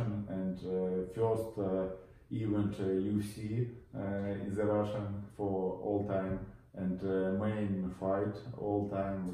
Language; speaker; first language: English; non-native, learner; Russian